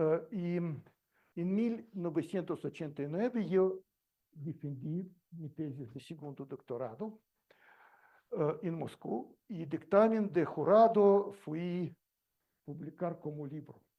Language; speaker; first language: Spanish; non-native, learner; Russian